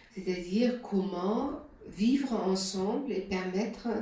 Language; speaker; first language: French; non-native, fluent; German